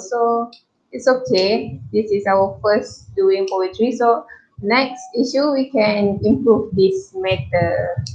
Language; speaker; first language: English; non-native, local second language; Malay